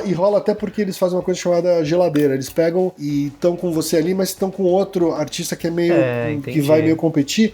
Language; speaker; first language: Portuguese; native; Portuguese